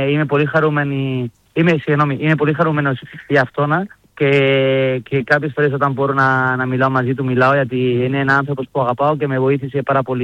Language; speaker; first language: Greek; non-native, learner; Spanish